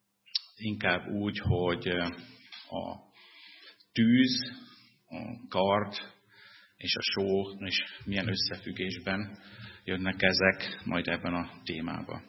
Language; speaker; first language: Hungarian; non-native, fluent; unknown